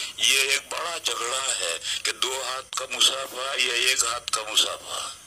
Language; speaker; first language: Urdu; non-native, local second language; Gujarati